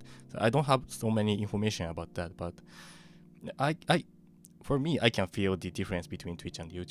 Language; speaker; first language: English; non-native, fluent; Japanese